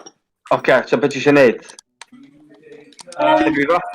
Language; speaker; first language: Welsh; native; Welsh